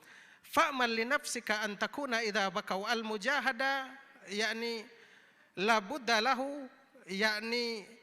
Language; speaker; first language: Arabic; non-native, fluent; Indonesian